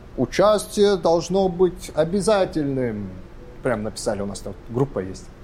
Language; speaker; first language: Russian; non-native, local second language; Kazakh